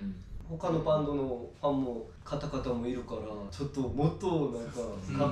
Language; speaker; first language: Japanese; non-native, fluent; Korean